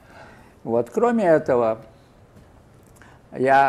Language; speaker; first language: Russian; native; Russian